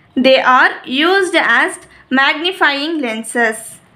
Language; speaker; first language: English; non-native, local second language; Tamil